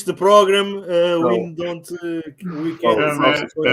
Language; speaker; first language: English; non-native, learner; Portuguese